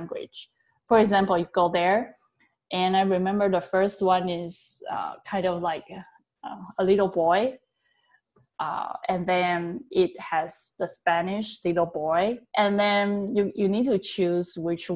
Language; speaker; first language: English; non-native, fluent; Chinese